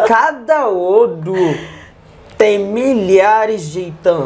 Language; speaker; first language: Portuguese; non-native, learner; Yoruba